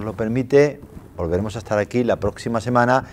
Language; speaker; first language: Spanish; native; Spanish